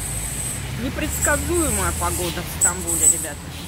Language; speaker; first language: Russian; native; Russian